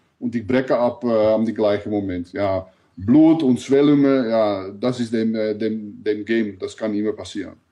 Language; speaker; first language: German; non-native, learner; Dutch